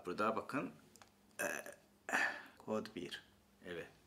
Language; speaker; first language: Turkish; non-native, fluent; Korean